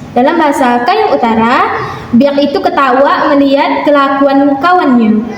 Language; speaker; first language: Indonesian; non-native, local second language; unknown